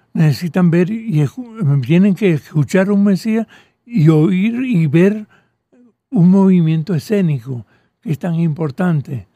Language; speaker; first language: Spanish; early bilingual, other home language; Catalan